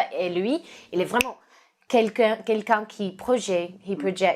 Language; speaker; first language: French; non-native, learner; English